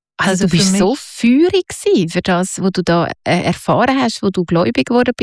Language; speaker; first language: German; native; German